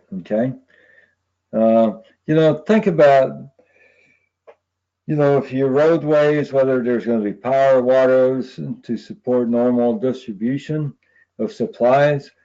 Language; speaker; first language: English; native; English